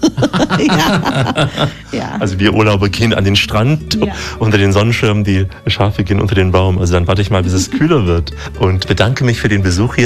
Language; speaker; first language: German; native; German